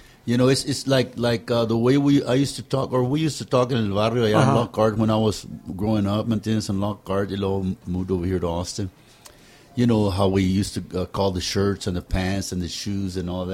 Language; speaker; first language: English; early bilingual, other home language; Spanish